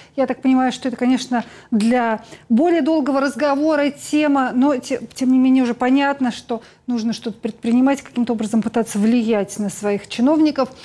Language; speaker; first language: Russian; native; Russian